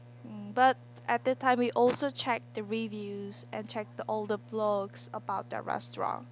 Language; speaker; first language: English; non-native, learner; Korean